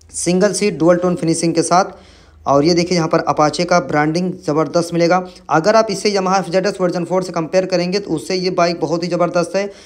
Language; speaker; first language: Hindi; native; Hindi